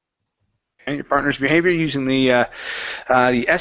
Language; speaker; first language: English; native; English